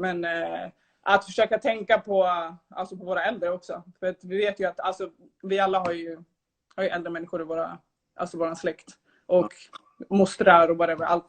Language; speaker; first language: Swedish; early bilingual, other home language; Somali